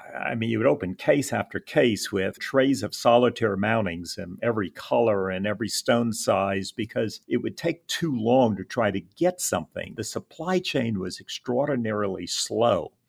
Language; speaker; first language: English; native; English